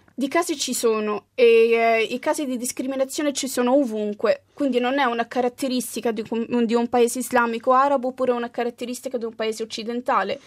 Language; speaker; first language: Italian; early bilingual, other home language; Arabic